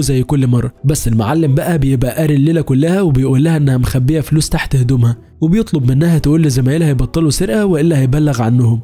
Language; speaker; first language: Arabic; native; Arabic